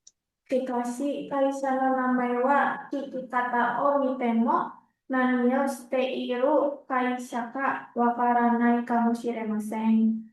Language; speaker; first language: Japanese; non-native, learner; Indonesian